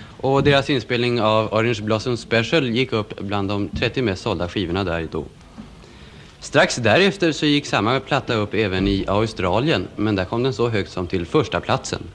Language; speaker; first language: Swedish; native; Swedish